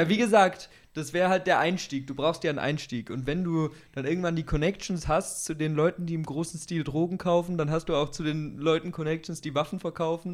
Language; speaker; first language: German; native; German